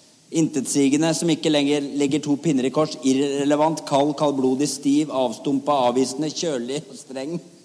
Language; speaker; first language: Norwegian; native; Norwegian